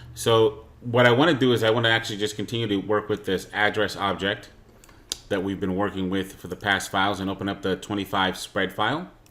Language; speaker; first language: English; native; English